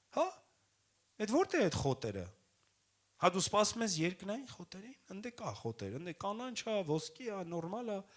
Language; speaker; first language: Armenian; native; Armenian